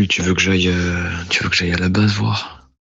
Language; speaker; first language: French; native; French